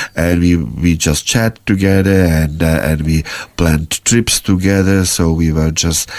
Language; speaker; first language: English; non-native, fluent; Czech